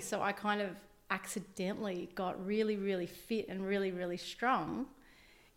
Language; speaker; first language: English; native; English